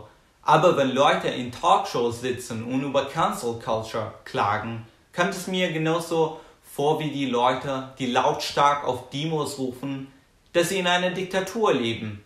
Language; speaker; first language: German; non-native, fluent; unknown